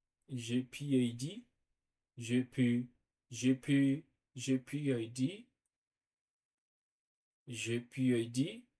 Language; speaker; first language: French; non-native, learner; Portuguese